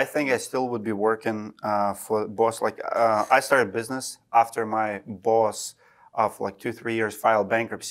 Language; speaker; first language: English; non-native, fluent; Russian